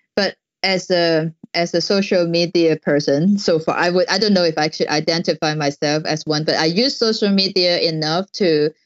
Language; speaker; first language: English; non-native, local second language; Cantonese